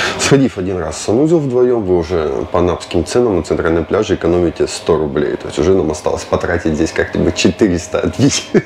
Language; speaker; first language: Russian; native; Russian